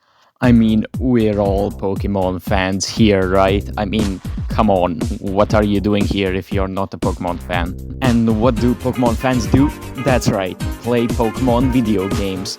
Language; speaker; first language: English; non-native, fluent; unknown